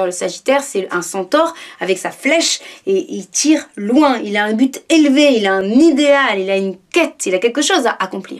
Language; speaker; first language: French; native; French